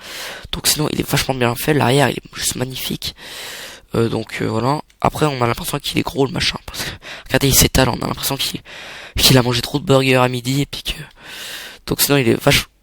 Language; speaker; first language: French; native; French